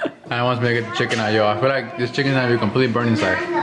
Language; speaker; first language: English; non-native, fluent; Spanish